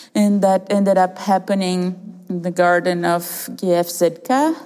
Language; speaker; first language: English; early bilingual, other home language; Portuguese